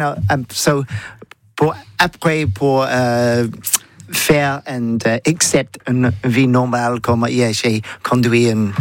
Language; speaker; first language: French; non-native, learner; English